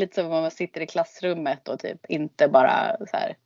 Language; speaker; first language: Swedish; native; Swedish